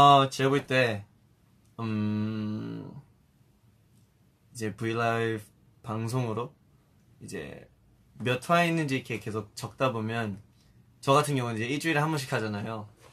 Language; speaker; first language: Korean; early bilingual, heritage; Korean